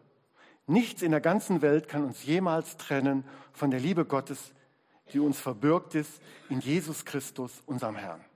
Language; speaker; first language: German; native; German